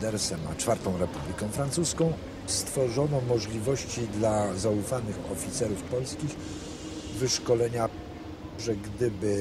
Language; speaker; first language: Polish; native; Polish